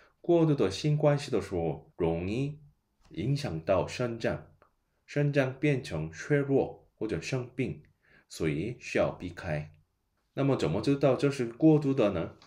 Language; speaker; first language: Chinese; non-native, fluent; Korean